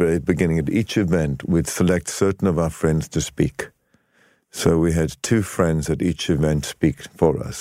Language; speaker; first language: English; native; English